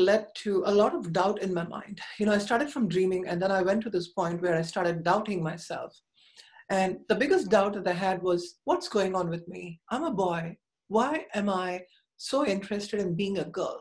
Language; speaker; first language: English; non-native, local second language; Tamil